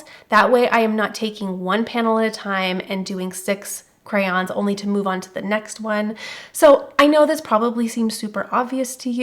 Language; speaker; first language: English; native; English